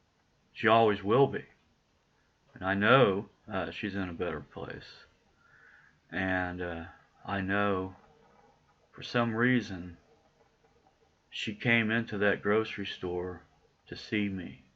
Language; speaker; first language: English; native; English